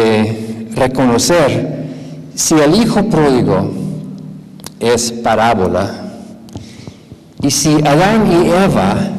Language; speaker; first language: Spanish; non-native, fluent; English